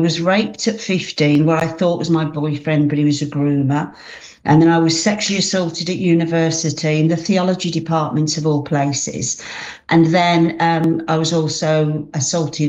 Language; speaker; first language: English; native; English